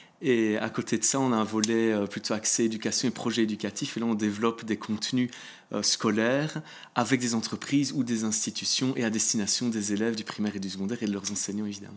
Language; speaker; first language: French; native; French